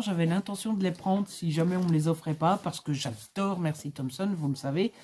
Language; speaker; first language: French; native; French